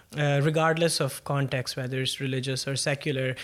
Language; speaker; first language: English; non-native, local second language; Punjabi